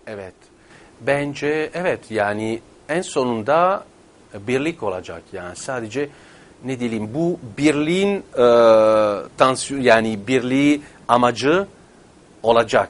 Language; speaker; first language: Turkish; non-native, fluent; Italian